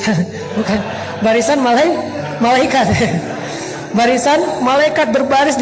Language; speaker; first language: Indonesian; native; Indonesian